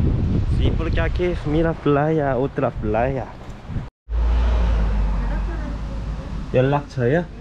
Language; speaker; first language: Spanish; non-native, learner; Korean